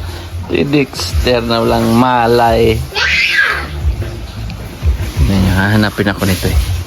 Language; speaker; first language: Filipino; native; Filipino